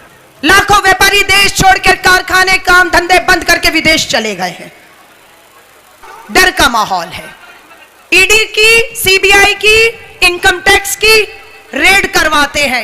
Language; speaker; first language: Hindi; native; Hindi